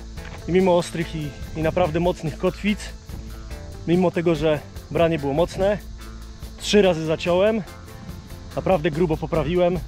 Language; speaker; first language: Polish; native; Polish